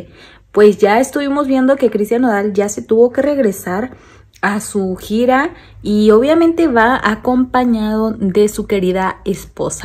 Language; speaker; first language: Spanish; native; Spanish